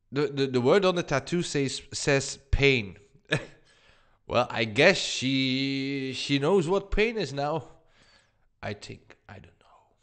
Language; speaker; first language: English; non-native, fluent; Dutch